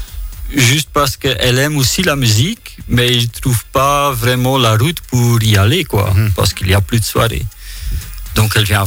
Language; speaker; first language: French; non-native, local second language; Dutch